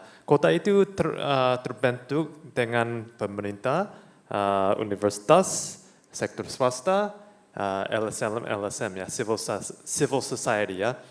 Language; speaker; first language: Indonesian; non-native, fluent; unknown